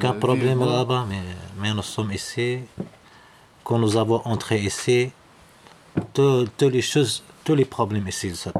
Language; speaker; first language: French; non-native, learner; Arabic